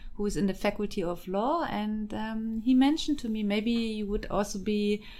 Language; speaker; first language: English; non-native, fluent; German